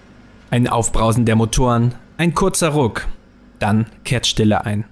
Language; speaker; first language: German; native; German